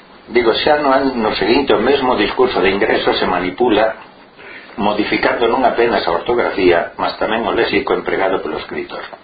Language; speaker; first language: Galician; non-native, local second language; Spanish